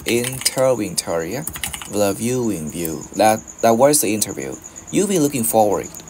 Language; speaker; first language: English; non-native, learner; Vietnamese